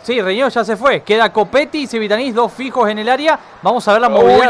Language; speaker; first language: Spanish; native; Spanish